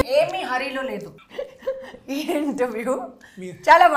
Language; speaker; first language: Telugu; non-native, learner; Hindi